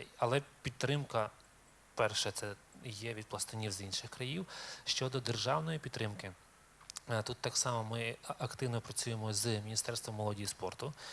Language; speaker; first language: Ukrainian; native; Ukrainian